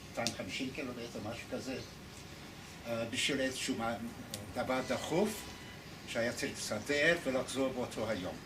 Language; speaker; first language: Hebrew; non-native, fluent; English